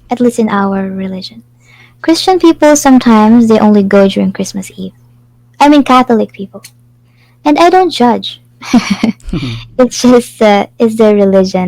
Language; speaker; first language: English; non-native, fluent; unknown